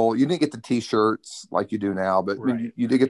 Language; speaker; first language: English; native; English